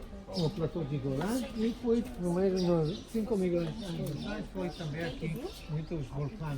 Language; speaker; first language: Portuguese; non-native, learner; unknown